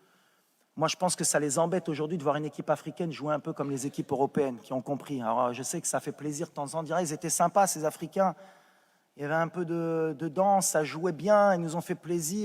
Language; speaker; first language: French; native; French